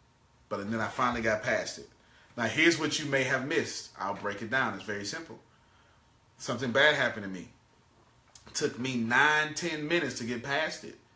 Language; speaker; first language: English; native; English